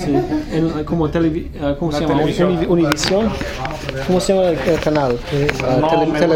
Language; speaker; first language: Spanish; early bilingual, other home language; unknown